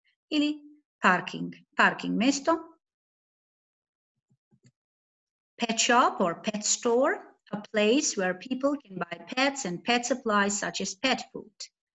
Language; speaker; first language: English; non-native, fluent; Macedonian